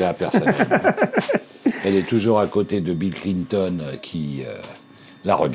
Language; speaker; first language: French; native; French